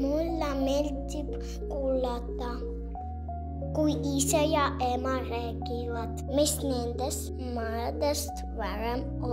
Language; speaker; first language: Finnish; non-native, learner; Estonian